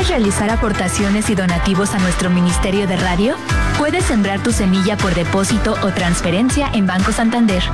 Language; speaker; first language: Spanish; native; Spanish